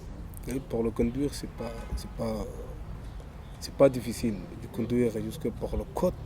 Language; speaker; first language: French; non-native, learner; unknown